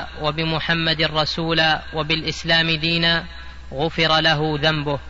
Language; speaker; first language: Arabic; native; Arabic